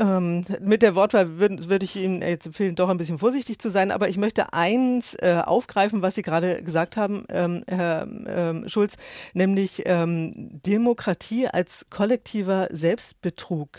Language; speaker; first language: German; native; German